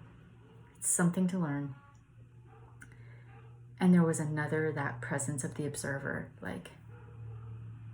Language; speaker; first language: English; native; English